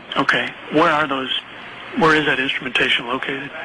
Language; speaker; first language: English; native; English